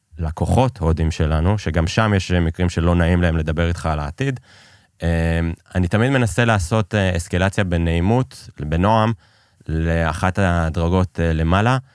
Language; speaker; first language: Hebrew; early bilingual, other home language; Persian